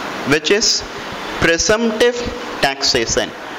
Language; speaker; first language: English; non-native, local second language; Hindi